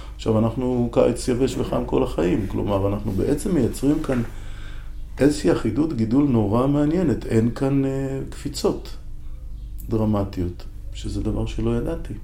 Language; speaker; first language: Hebrew; native; Hebrew